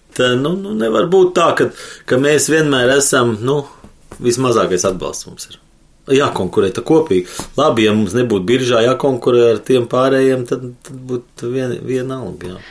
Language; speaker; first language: Latvian; native; Latvian